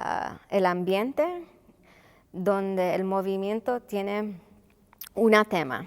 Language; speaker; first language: Spanish; non-native, local second language; English